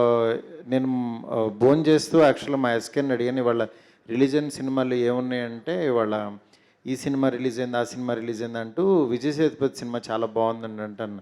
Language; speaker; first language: Telugu; native; Telugu